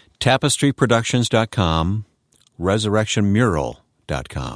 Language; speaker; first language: English; native; English